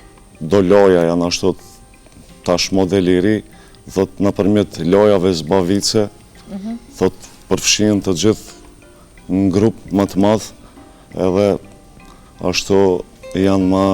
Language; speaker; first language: Albanian; native; Albanian